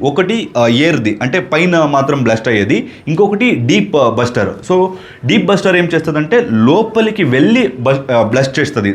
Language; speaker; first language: Telugu; non-native, local second language; Kannada